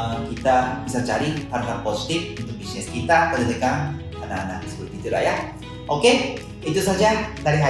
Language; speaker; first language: Indonesian; non-native, fluent; Japanese